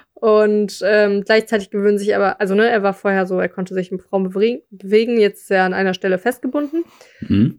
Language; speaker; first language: German; native; German